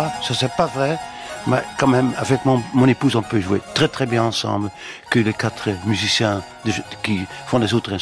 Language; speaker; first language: French; non-native, fluent; Dutch